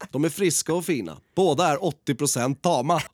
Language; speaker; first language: Swedish; native; Swedish